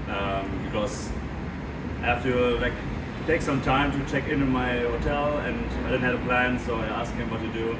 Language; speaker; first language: English; non-native, fluent; German